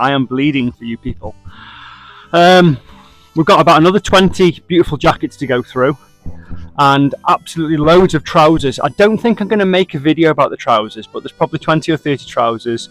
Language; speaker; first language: English; native; English